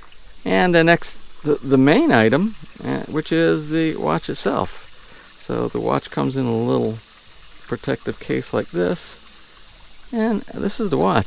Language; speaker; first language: English; native; English